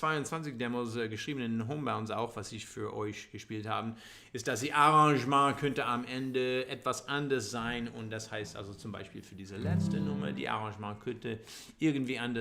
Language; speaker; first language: German; non-native, learner; English